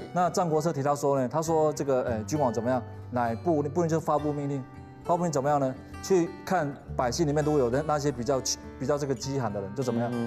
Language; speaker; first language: Chinese; native; Chinese